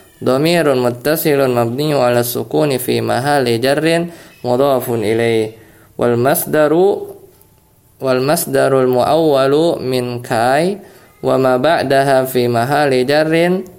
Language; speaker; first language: Arabic; non-native, fluent; Indonesian